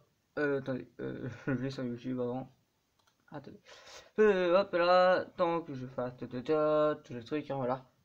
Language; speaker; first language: French; native; French